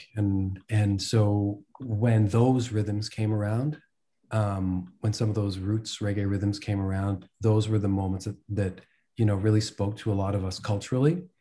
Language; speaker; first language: English; native; English